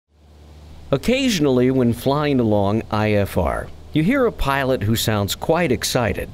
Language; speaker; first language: English; native; English